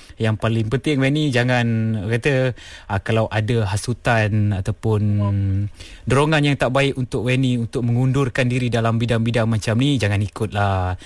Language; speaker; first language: Malay; non-native, local second language; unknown